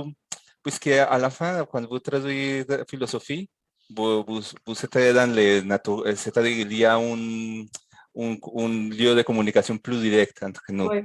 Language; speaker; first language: French; non-native, fluent; Spanish